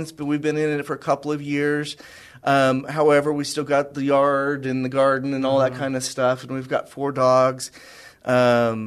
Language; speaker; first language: English; native; English